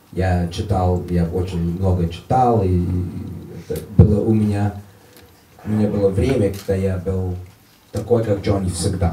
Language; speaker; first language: Russian; non-native, learner; English